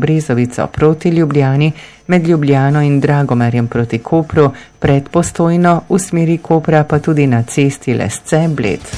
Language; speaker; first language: Slovenian; native; Slovenian